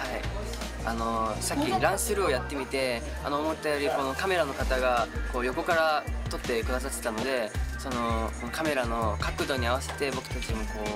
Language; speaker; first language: Japanese; native; Japanese